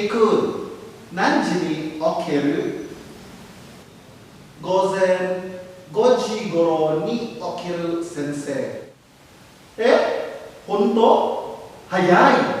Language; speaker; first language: Japanese; non-native, fluent; Cebuano